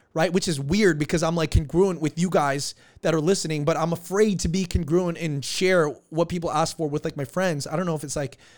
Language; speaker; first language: English; early bilingual, other home language; Filipino